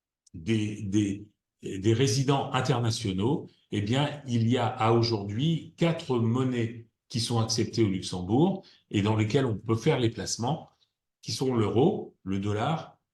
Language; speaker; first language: French; native; French